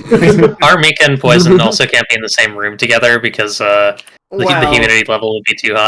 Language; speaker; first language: English; native; English